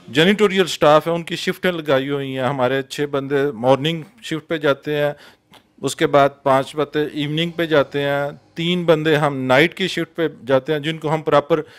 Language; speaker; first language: Urdu; non-native, local second language; Punjabi